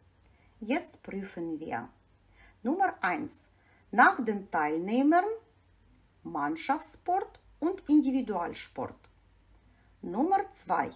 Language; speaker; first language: German; non-native, fluent; Ukrainian